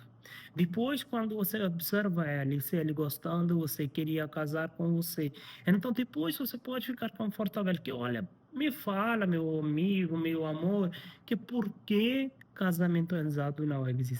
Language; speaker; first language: Portuguese; non-native, learner; Hindi